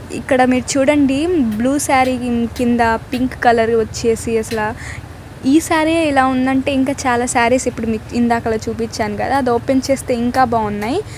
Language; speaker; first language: Telugu; non-native, local second language; Urdu